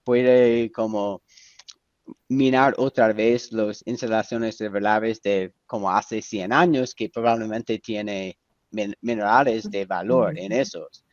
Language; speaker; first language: Spanish; non-native, fluent; English